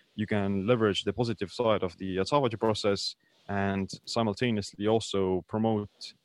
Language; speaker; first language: English; non-native, fluent; Estonian